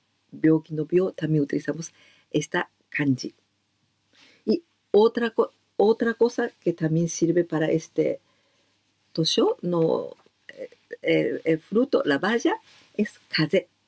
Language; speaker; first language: Spanish; non-native, learner; Japanese